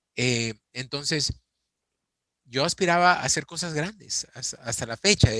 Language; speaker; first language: Spanish; native; Spanish